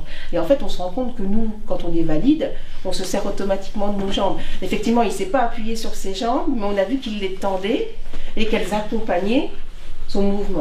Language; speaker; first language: French; native; French